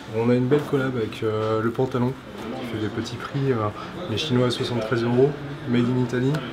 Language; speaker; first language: French; native; French